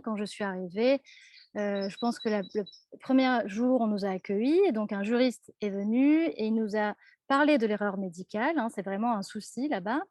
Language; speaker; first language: French; native; French